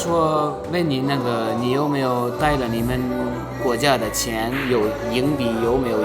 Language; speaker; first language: Chinese; non-native, fluent; Turkmen